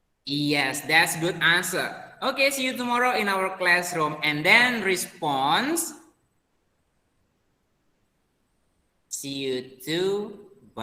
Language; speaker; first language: English; non-native, learner; Indonesian